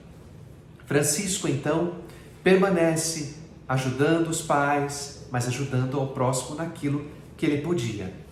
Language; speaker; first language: Portuguese; native; Portuguese